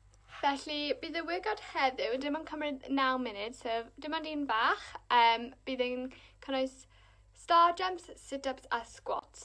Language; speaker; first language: Welsh; non-native, local second language; English